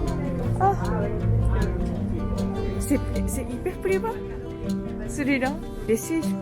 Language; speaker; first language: French; non-native, learner; Japanese